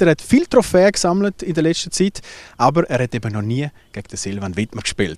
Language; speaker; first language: German; native; German